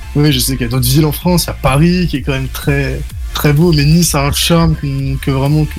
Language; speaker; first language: French; native; French